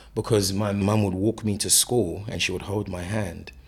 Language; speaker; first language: English; native; English